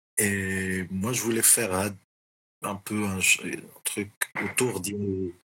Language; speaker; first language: French; non-native, local second language; Arabic